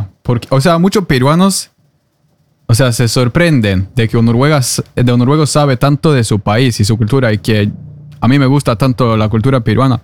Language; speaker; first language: Spanish; non-native, fluent; Norwegian